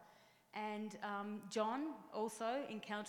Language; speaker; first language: English; native; English